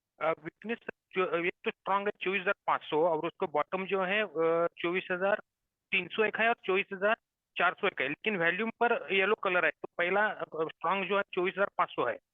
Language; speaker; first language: Hindi; non-native, local second language; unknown